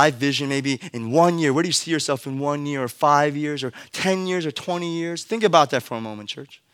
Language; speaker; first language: English; early bilingual, other home language; Korean